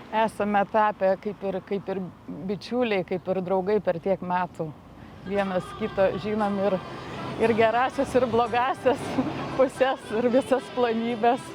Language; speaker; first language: Lithuanian; native; Lithuanian